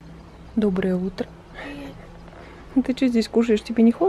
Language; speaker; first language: Russian; native; Russian